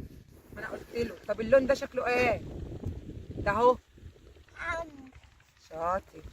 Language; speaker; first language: Arabic; native; Arabic